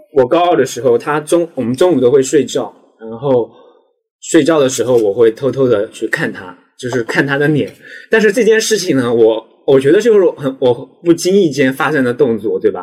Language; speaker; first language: Chinese; native; Chinese